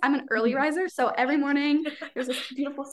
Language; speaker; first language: English; native; English